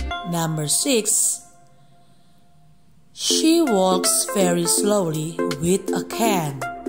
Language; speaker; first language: English; non-native, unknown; Indonesian